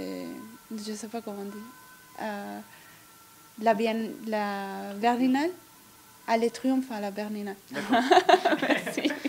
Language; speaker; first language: French; non-native, learner; Italian